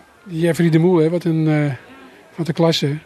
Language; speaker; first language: Dutch; native; Dutch